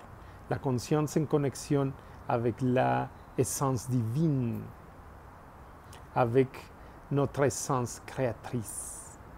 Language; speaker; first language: French; non-native, learner; Spanish